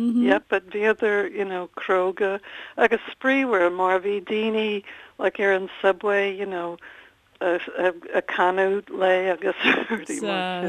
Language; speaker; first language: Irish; non-native, local second language; English